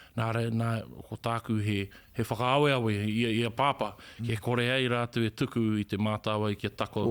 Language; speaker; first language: Māori; native; Māori